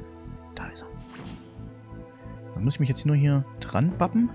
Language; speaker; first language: German; native; German